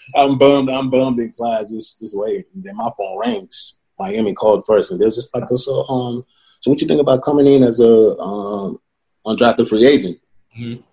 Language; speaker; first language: English; non-native, local second language; Yoruba